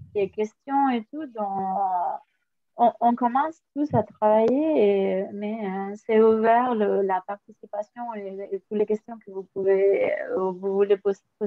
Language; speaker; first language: French; non-native, fluent; Spanish